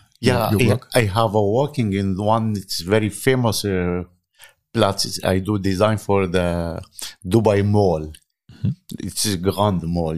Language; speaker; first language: English; non-native, learner; Arabic